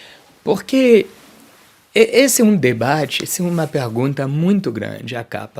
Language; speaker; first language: Portuguese; non-native, fluent; French